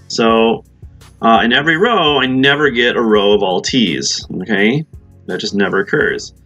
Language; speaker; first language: English; native; English